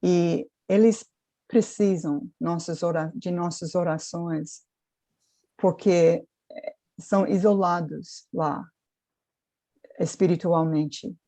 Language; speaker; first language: Portuguese; non-native, fluent; English